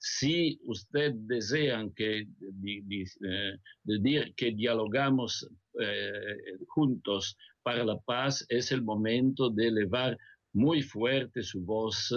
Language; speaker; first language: Spanish; non-native, fluent; Italian